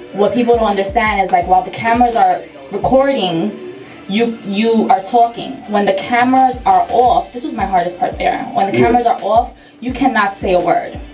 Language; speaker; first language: English; native; English